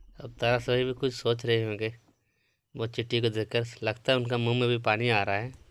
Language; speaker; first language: Hindi; non-native, local second language; Odia